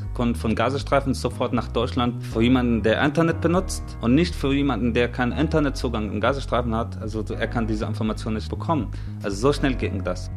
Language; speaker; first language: German; non-native, fluent; Arabic